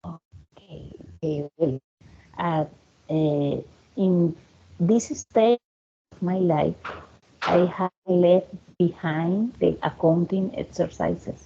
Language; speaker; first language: English; non-native, learner; Spanish